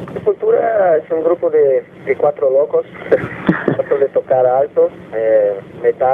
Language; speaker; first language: Spanish; non-native, fluent; Portuguese